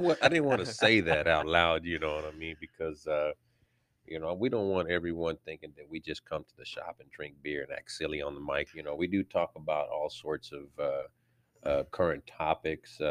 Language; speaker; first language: English; early bilingual, other home language; Spanish